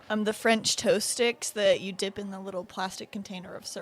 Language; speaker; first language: English; native; English